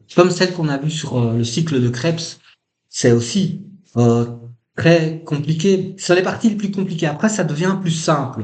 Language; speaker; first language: French; native; French